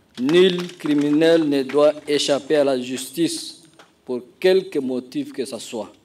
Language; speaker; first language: French; non-native, local second language; Arabic